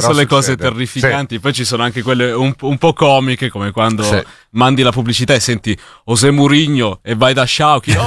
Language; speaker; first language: Italian; native; Italian